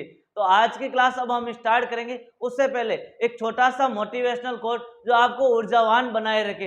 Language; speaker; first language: Hindi; native; Hindi